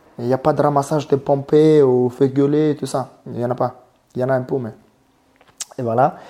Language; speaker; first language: French; non-native, learner; Mongolian